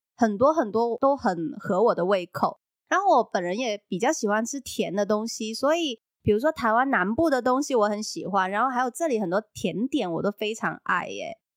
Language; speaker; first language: Chinese; non-native, local second language; Cantonese